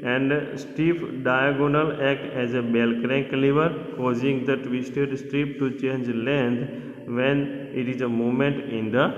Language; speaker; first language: English; non-native, local second language; Gujarati